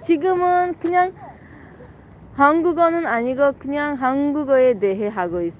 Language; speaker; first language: Korean; non-native, learner; Tajik